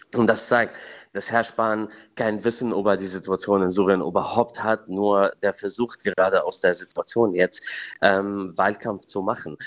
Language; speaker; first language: German; non-native, fluent; Arabic